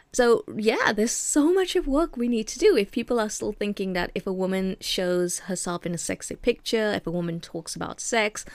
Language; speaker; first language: English; native; English